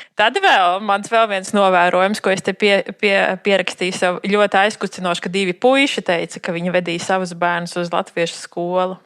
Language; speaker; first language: Latvian; native; Latvian